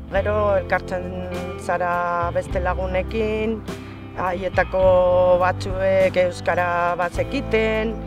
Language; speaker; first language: Basque; non-native, local second language; Spanish